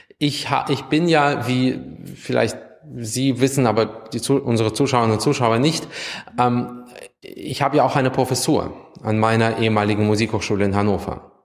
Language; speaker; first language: German; native; German